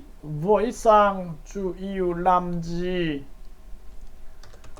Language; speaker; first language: Vietnamese; non-native, learner; Korean